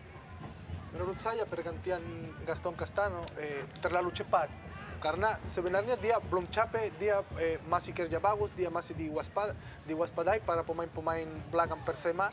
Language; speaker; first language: Indonesian; non-native, fluent; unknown